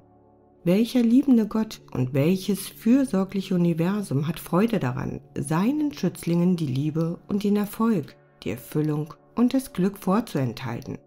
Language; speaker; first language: German; native; German